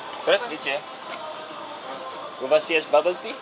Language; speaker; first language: Russian; non-native, learner; English